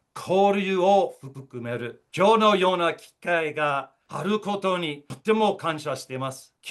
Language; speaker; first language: Japanese; non-native, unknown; English